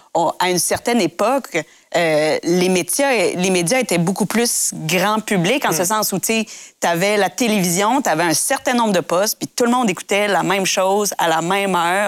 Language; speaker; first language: French; native; French